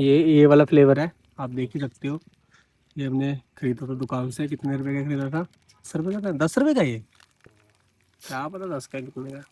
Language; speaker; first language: Hindi; non-native, local second language; Punjabi